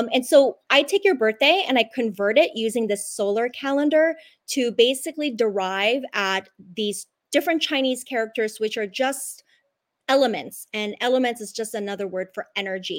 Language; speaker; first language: English; non-native, local second language; Cantonese